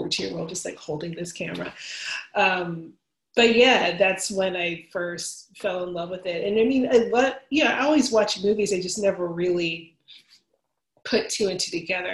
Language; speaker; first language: English; native; English